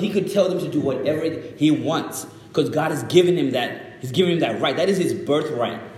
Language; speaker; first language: English; early bilingual, other home language; Shona